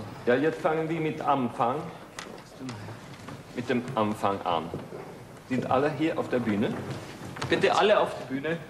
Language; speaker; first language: German; non-native, fluent; Swedish